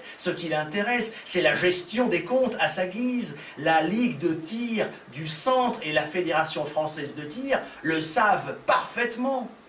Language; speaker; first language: French; native; French